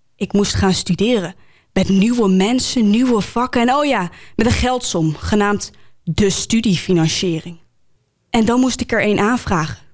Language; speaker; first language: Dutch; native; Dutch